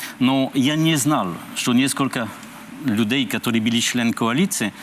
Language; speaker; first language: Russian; non-native, learner; French